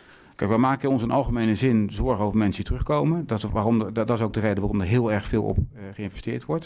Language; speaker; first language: Dutch; native; Dutch